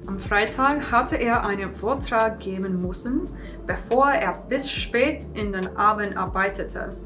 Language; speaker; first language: German; non-native, learner; English